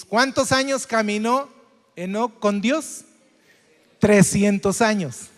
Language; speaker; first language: Spanish; native; Spanish